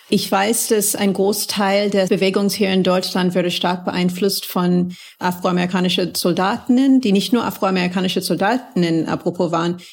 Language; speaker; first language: German; non-native, fluent; English